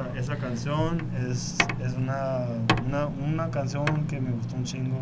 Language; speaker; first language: Spanish; early bilingual, heritage; Spanish